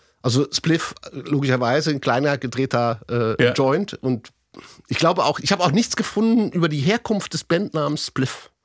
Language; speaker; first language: German; native; German